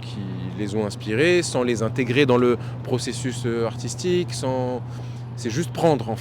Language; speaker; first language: French; early bilingual, other home language; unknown